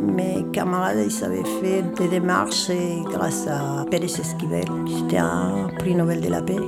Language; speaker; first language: French; non-native, fluent; Spanish